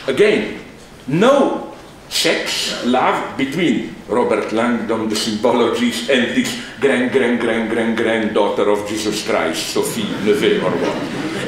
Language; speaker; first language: English; non-native, fluent; Slovenian